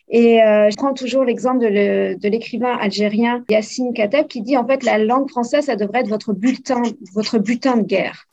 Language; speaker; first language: French; native; French